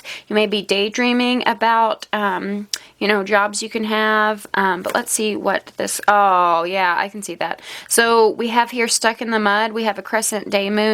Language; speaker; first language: English; native; English